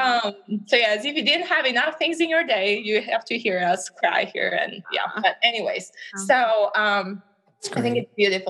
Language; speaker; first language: English; non-native, fluent; Albanian